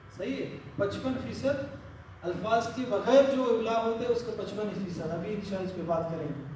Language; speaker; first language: Urdu; non-native, local second language; Pashto